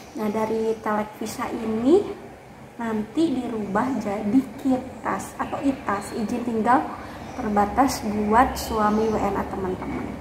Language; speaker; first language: Indonesian; native; Indonesian